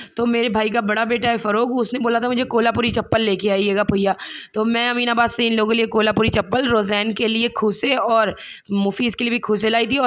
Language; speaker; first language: Hindi; native; Hindi